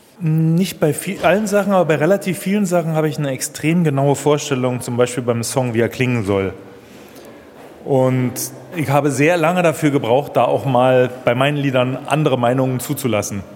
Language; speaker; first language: German; native; German